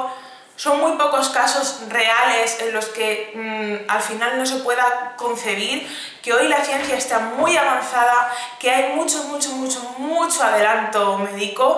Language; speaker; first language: Spanish; native; Spanish